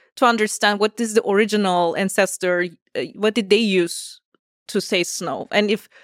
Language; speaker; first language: English; non-native, fluent; Turkish